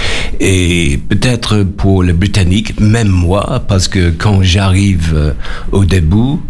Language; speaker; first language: French; non-native, learner; English